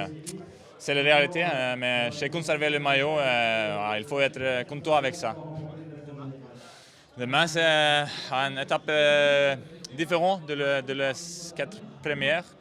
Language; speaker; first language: French; non-native, learner; Norwegian